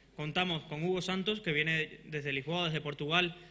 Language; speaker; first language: Spanish; native; Spanish